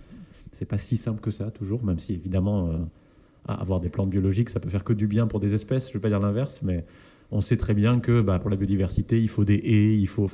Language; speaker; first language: French; native; French